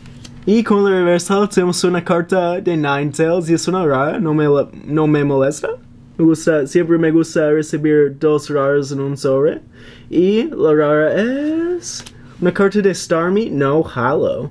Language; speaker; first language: Spanish; non-native, learner; English